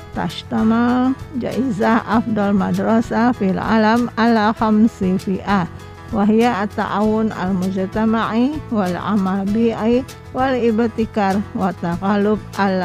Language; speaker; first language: Arabic; non-native, fluent; Indonesian